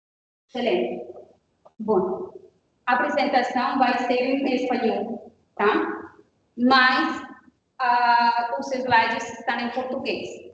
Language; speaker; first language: Portuguese; non-native, learner; Spanish